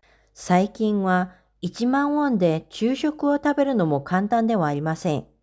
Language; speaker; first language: Japanese; non-native, fluent; Korean